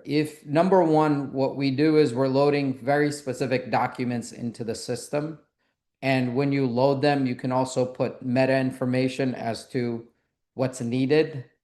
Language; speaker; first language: English; native; English